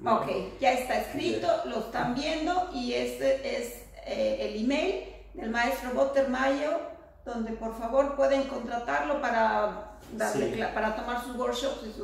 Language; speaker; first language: Spanish; native; Spanish